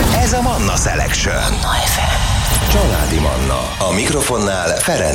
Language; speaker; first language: Hungarian; native; Hungarian